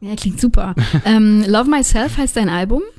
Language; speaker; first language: German; native; German